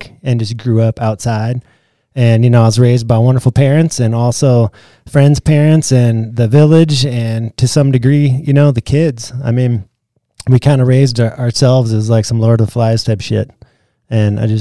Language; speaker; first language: English; native; English